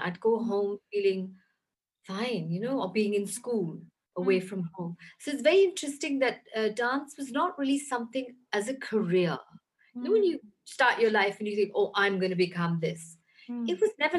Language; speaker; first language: English; native; English